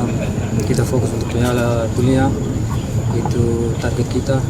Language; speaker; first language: Indonesian; non-native, fluent; Dutch